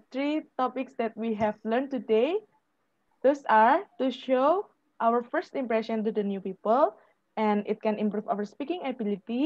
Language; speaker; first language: English; non-native, fluent; Indonesian